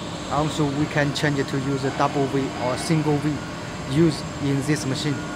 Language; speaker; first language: English; non-native, learner; Chinese